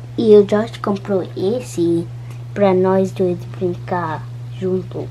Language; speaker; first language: Portuguese; early bilingual, heritage; Portuguese